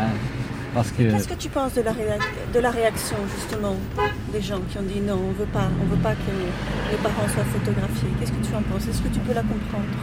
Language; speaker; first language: French; native; French